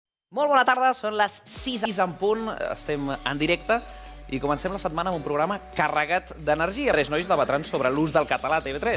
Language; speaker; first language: Catalan; native; Catalan